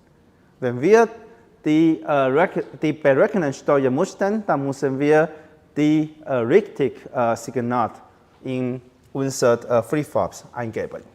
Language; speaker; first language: German; non-native, learner; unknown